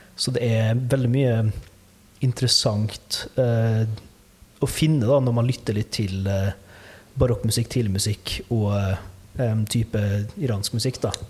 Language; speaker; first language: Norwegian; native; Norwegian